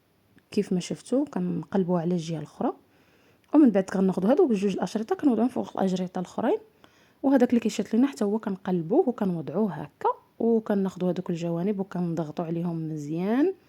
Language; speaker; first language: Arabic; native; Arabic